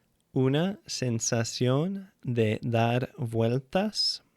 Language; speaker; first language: Spanish; non-native, fluent; English